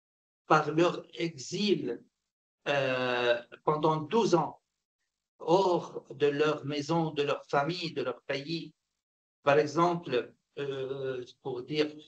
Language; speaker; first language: French; non-native, fluent; Arabic